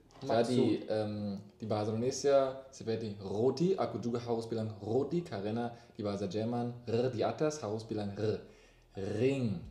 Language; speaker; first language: Indonesian; non-native, learner; German